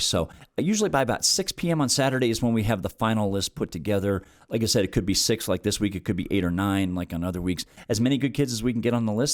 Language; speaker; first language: English; native; English